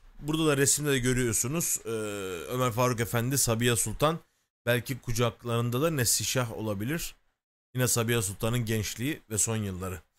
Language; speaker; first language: Turkish; native; Turkish